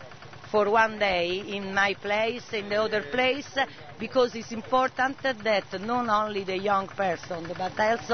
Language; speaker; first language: English; non-native, learner; Italian